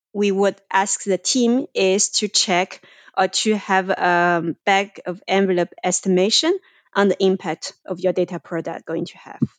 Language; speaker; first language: English; non-native, fluent; Chinese